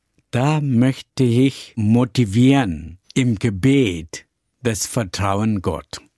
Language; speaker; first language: German; non-native, learner; Tamil